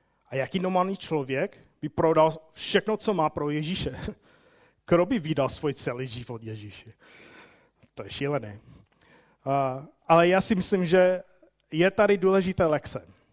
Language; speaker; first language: Czech; non-native, fluent; English